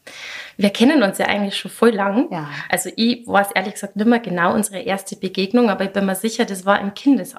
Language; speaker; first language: German; native; German